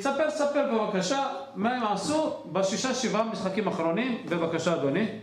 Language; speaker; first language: Hebrew; native; Hebrew